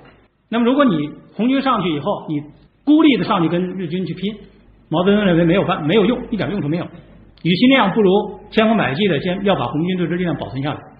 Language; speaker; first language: Chinese; native; Chinese